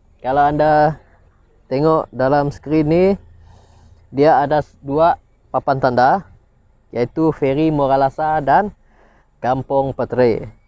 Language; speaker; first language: Malay; non-native, local second language; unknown